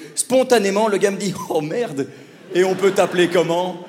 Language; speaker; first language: French; native; French